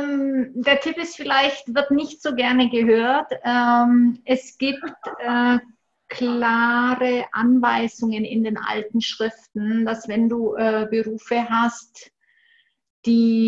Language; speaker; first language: German; native; German